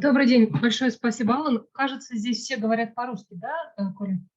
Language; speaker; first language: Russian; native; Russian